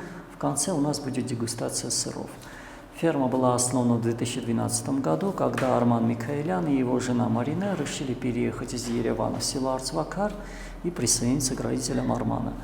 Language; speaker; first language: Russian; native; Russian